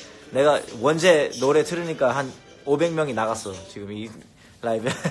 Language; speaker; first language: Korean; early bilingual, heritage; Korean